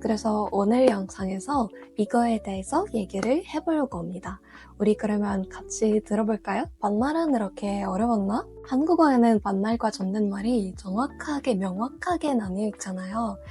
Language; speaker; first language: Korean; non-native, fluent; Russian